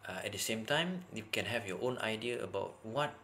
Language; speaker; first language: English; non-native, local second language; Malay